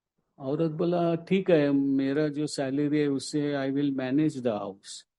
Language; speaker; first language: Hindi; non-native, local second language; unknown